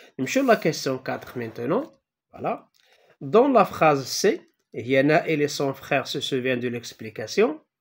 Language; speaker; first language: French; non-native, local second language; Arabic